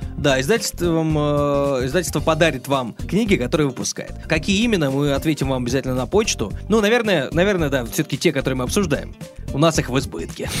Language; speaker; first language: Russian; native; Russian